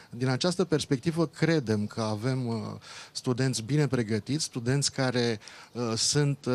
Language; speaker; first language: Romanian; native; Romanian